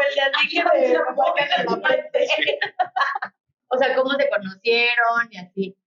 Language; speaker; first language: Spanish; native; Spanish